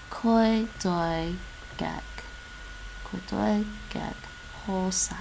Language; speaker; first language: Chinese; non-native, learner; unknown